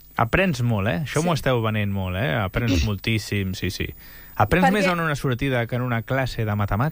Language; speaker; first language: Catalan; native; Catalan